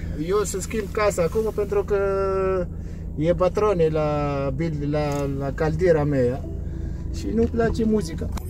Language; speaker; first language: Romanian; non-native, learner; Arabic